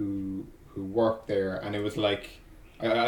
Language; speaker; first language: English; native; English